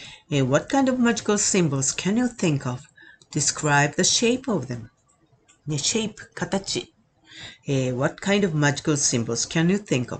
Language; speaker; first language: English; non-native, fluent; Japanese